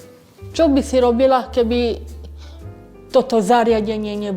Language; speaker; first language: Slovak; non-native, local second language; Hungarian